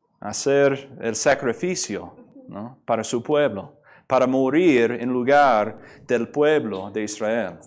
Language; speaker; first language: Spanish; non-native, fluent; English